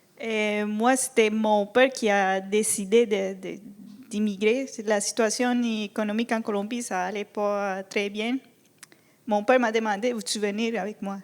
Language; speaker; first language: French; non-native, fluent; Spanish